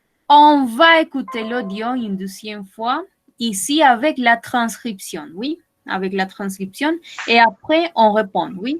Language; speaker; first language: French; non-native, fluent; Spanish